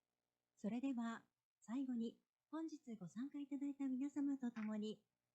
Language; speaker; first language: Japanese; native; Japanese